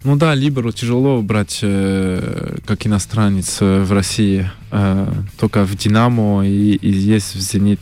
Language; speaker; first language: Russian; early bilingual, heritage; French